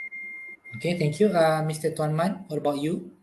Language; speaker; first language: English; non-native, local second language; Malay